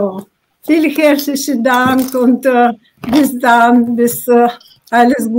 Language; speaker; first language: German; non-native, learner; Ukrainian